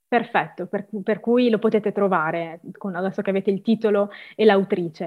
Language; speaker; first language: Italian; native; Italian